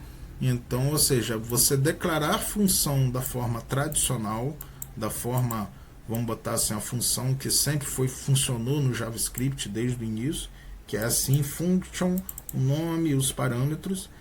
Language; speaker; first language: Portuguese; native; Portuguese